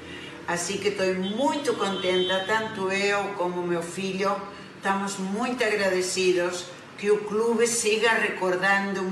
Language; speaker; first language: Portuguese; non-native, learner; Spanish